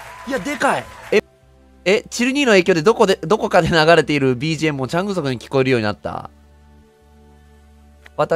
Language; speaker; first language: Japanese; native; Japanese